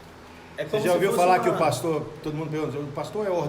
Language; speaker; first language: Portuguese; native; Portuguese